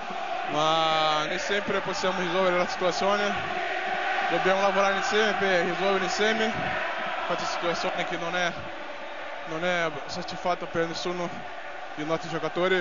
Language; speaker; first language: Italian; non-native, learner; Portuguese